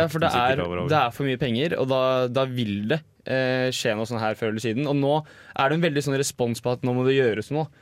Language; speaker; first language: Norwegian; native; Norwegian